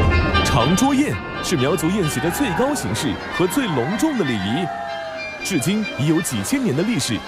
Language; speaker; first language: Chinese; native; Chinese